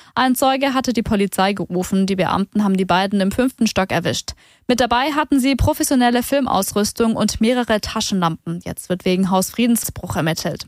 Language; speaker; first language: German; native; German